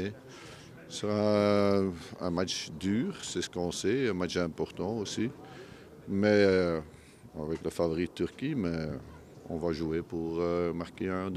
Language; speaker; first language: French; non-native, local second language; Dutch